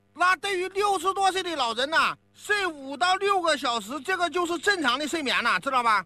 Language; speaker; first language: Chinese; native; Chinese